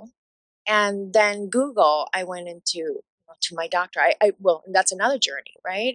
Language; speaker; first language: English; non-native, fluent; Spanish